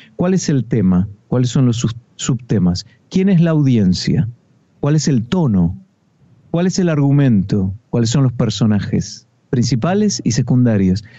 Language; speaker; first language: Spanish; native; Spanish